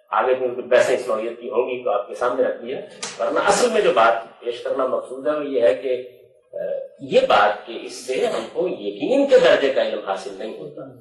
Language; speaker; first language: Urdu; non-native, local second language; Punjabi